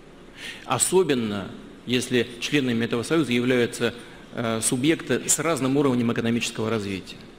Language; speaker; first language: Russian; native; Russian